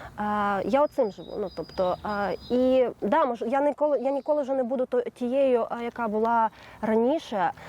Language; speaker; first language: Ukrainian; native; Ukrainian